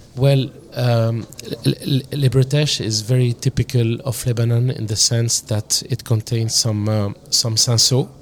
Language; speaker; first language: English; non-native, fluent; French